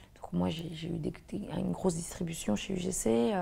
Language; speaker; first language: French; native; French